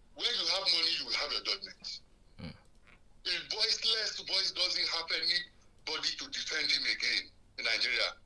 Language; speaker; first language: English; non-native, local second language; Yoruba